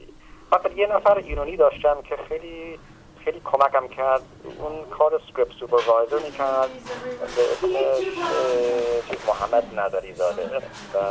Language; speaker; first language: Persian; early bilingual, heritage; Persian